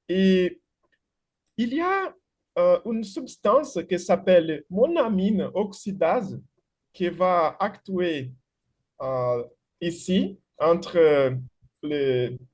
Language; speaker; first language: French; non-native, fluent; Portuguese